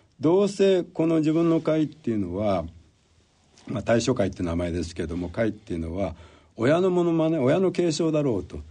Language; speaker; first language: Japanese; native; Japanese